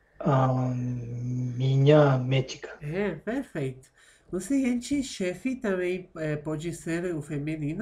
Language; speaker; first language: Portuguese; non-native, fluent; Spanish